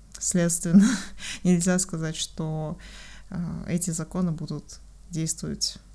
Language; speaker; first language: Russian; native; Russian